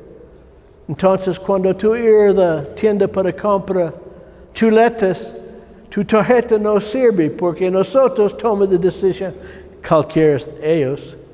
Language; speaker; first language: Spanish; non-native, learner; English